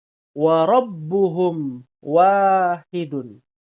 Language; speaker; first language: Arabic; non-native, fluent; Indonesian